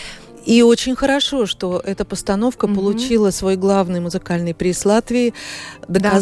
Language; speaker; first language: Russian; native; Russian